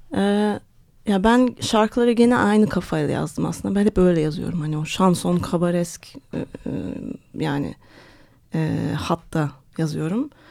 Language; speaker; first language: Turkish; early bilingual, heritage; Turkish